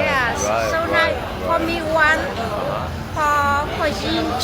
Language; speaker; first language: English; non-native, learner; Vietnamese